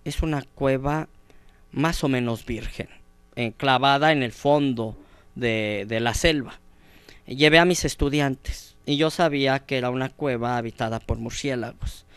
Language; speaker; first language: Spanish; native; Spanish